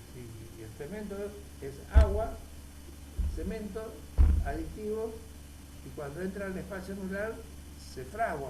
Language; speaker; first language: Spanish; native; Spanish